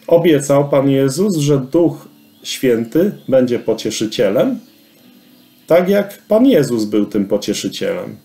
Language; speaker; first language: Polish; native; Polish